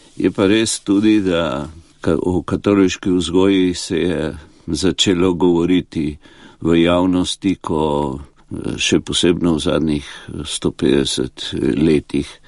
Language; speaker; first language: Slovenian; early bilingual, heritage; Slovenian